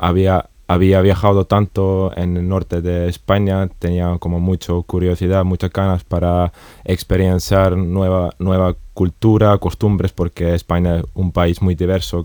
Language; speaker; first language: Spanish; non-native, fluent; Estonian